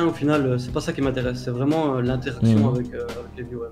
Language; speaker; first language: French; native; French